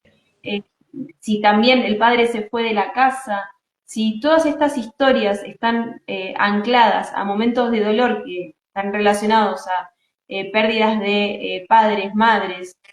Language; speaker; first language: Spanish; native; Spanish